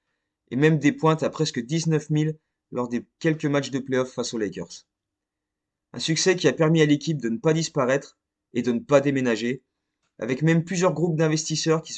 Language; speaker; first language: French; native; French